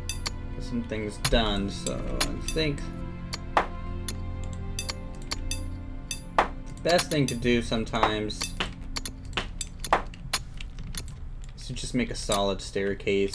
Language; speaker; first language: English; native; English